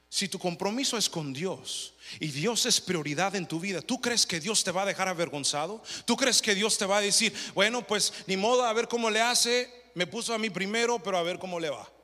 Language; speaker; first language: Spanish; early bilingual, heritage; Spanish